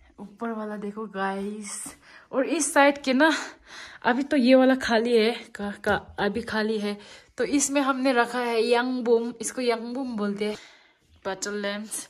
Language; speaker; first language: Hindi; non-native, local second language; Tibetan